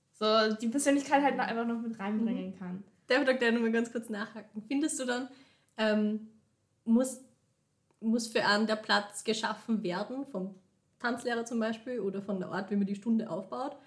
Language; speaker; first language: German; native; German